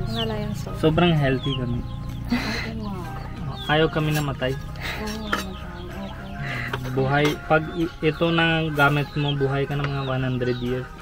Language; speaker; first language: Filipino; non-native, learner; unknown